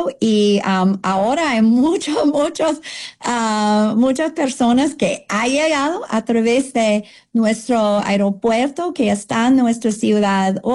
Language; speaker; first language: Spanish; non-native, fluent; English